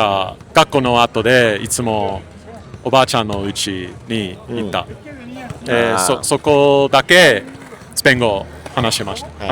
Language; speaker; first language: Japanese; non-native, learner; English